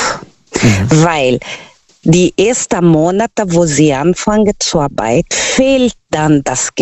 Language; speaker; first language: German; non-native, learner; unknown